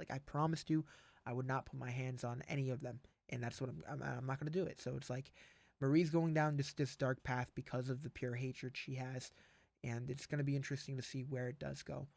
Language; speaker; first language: English; native; English